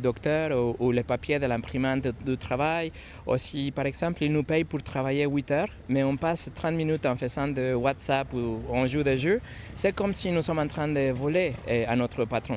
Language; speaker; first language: French; non-native, fluent; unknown